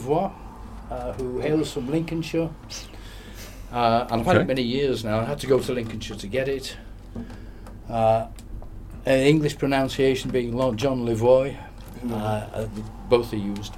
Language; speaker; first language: English; native; English